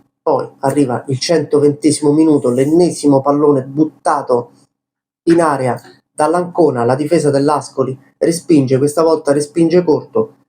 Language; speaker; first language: Italian; native; Italian